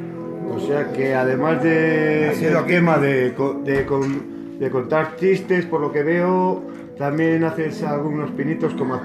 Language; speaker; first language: Spanish; native; Spanish